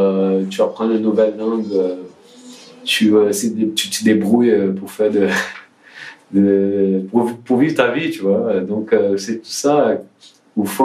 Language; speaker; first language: French; non-native, learner; Portuguese